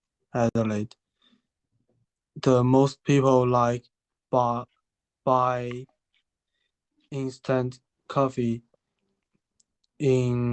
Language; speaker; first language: English; non-native, learner; Chinese